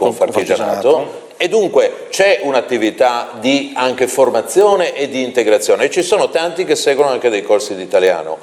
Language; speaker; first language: Italian; native; Italian